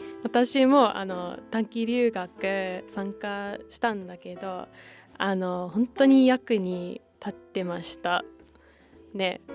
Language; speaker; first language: Japanese; non-native, fluent; English